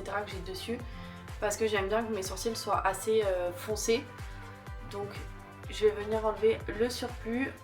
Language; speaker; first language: French; native; French